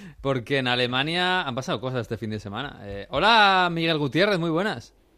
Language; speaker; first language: Spanish; native; Spanish